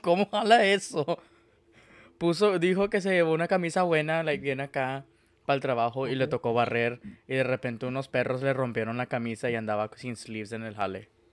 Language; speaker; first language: Spanish; early bilingual, heritage; Spanish